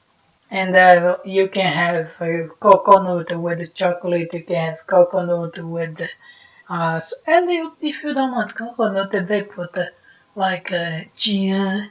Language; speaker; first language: English; non-native, fluent; Portuguese